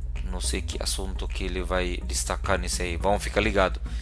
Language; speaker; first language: Portuguese; non-native, fluent; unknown